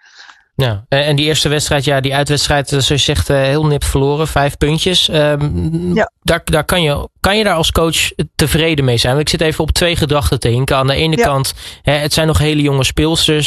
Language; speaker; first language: Dutch; native; Dutch